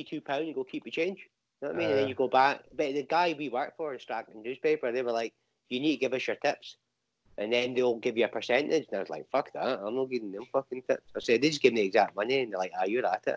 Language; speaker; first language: English; native; English